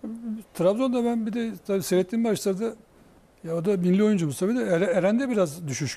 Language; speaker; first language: Turkish; native; Turkish